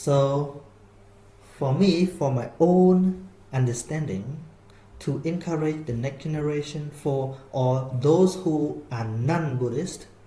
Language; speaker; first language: English; non-native, fluent; Khmer